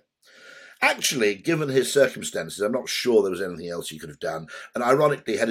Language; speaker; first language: English; native; English